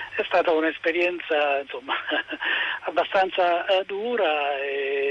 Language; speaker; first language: Italian; native; Italian